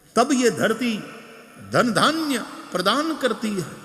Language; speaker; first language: Hindi; non-native, local second language; Gujarati